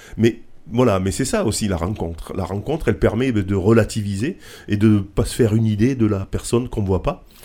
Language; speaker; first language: French; native; French